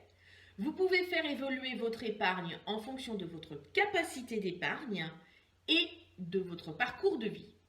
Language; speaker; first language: French; native; French